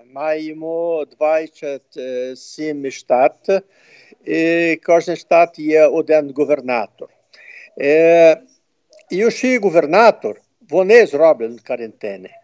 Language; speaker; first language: Ukrainian; early bilingual, heritage; Ukrainian